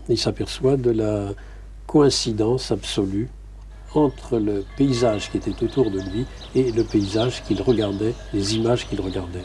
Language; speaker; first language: French; native; French